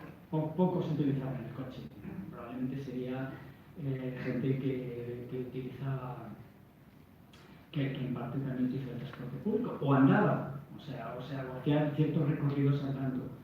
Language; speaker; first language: Spanish; native; Spanish